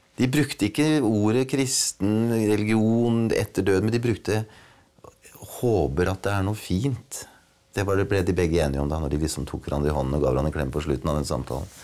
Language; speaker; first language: Norwegian; native; Norwegian